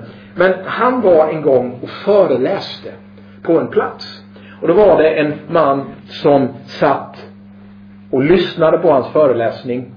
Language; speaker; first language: Swedish; native; Swedish